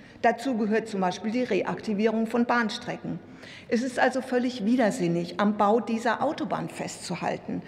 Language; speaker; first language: German; native; German